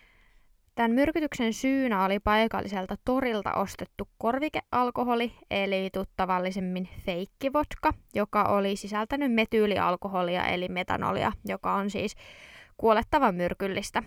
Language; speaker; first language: Finnish; native; Finnish